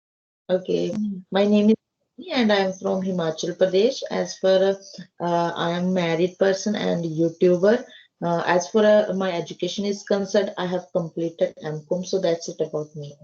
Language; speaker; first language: English; non-native, learner; Hindi